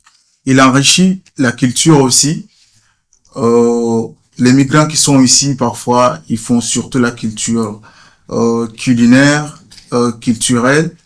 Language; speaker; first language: French; non-native, fluent; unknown